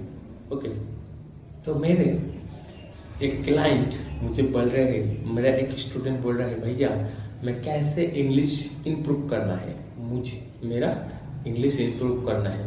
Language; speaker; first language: Hindi; non-native, local second language; Bangla